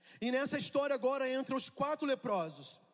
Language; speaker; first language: Portuguese; native; Portuguese